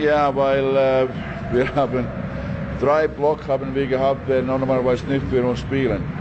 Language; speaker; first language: German; non-native, learner; Finnish